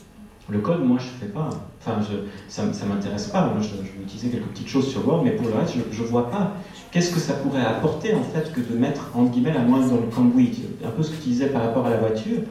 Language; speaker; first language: French; native; French